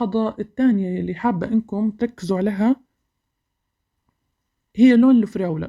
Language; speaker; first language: Arabic; native; Arabic